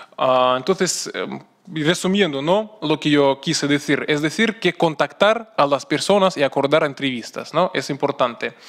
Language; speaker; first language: Spanish; non-native, fluent; Russian